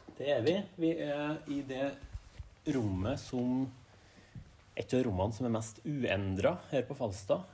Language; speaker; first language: Norwegian; native; Norwegian